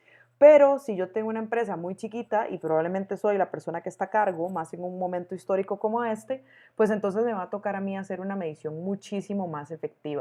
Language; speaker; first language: Spanish; native; Spanish